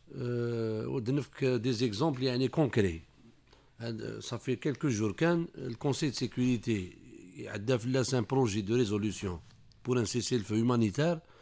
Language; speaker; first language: French; non-native, local second language; Kabyle